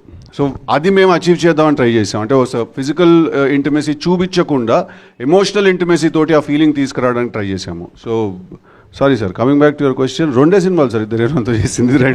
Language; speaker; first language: Telugu; native; Telugu